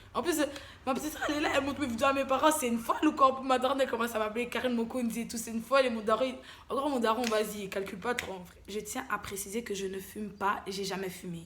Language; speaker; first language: French; early bilingual, other home language; Lingala